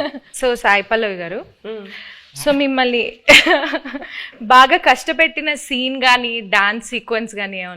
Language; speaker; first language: Telugu; native; Telugu